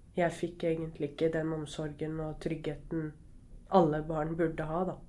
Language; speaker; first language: Norwegian; early bilingual, other home language; Arabic